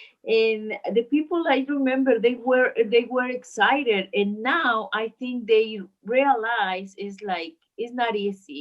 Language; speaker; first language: English; non-native, learner; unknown